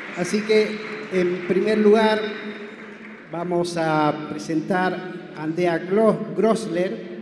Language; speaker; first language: Spanish; native; Spanish